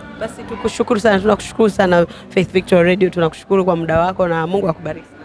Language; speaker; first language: Swahili; native; Swahili